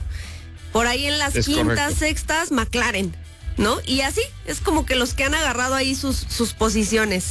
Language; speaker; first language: Spanish; native; Spanish